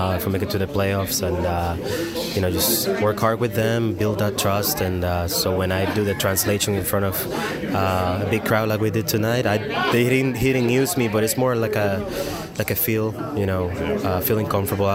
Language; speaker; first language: English; non-native, fluent; Spanish